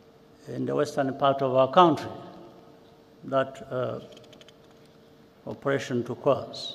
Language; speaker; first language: English; non-native, local second language; Kinyarwanda